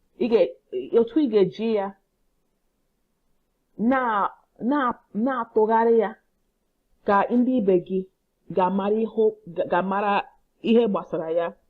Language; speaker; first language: Igbo; non-native, learner; English